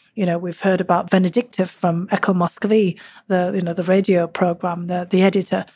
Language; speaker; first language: English; native; English